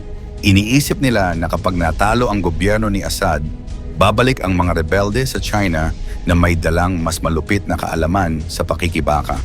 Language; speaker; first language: Filipino; native; Filipino